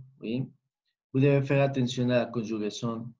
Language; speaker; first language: French; non-native, fluent; Spanish